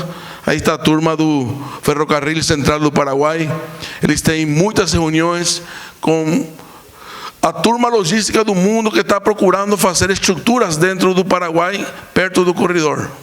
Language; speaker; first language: Portuguese; non-native, fluent; Spanish